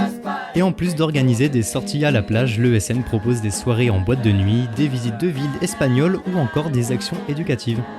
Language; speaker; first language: French; native; French